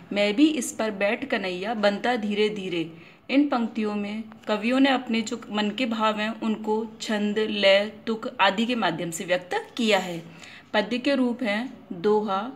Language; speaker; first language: Hindi; native; Hindi